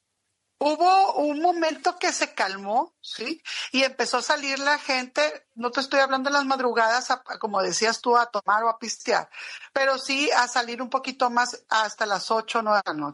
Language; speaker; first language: Spanish; native; Spanish